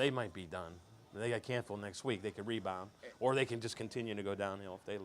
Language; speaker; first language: English; native; English